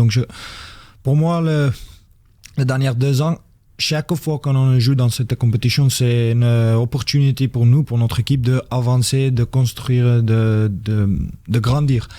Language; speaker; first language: French; non-native, fluent; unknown